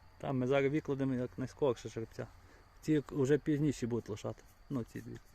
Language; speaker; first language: Ukrainian; native; Ukrainian